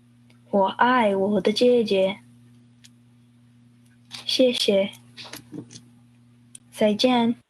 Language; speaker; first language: Chinese; non-native, learner; Spanish